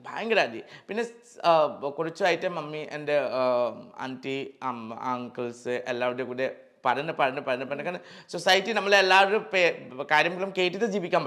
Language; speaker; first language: Malayalam; non-native, learner; Assamese